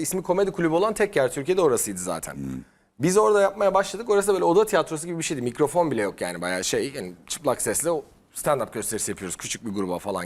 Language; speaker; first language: Turkish; native; Turkish